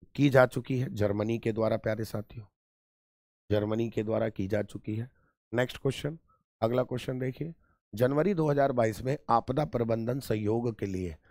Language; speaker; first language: Hindi; native; Hindi